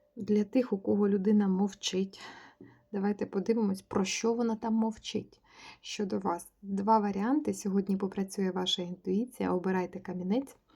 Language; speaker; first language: Ukrainian; non-native, local second language; Russian